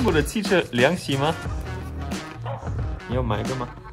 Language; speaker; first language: Chinese; non-native, learner; German